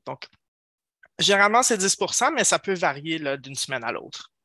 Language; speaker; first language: French; native; French